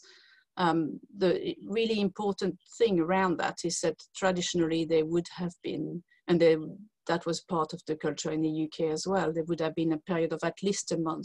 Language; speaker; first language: English; non-native, fluent; French